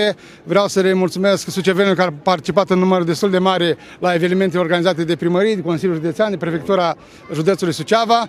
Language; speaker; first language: Romanian; native; Romanian